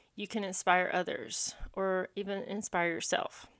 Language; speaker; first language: English; native; English